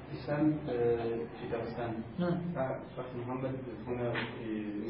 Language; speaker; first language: Arabic; non-native, learner; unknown